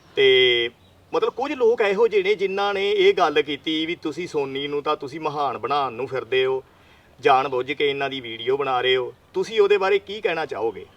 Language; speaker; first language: Punjabi; native; Punjabi